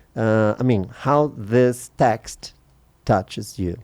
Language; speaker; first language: English; non-native, fluent; Portuguese